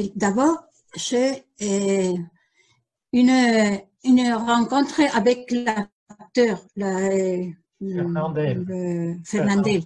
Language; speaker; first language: French; non-native, learner; Spanish